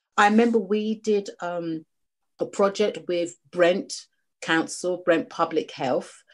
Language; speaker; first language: English; native; English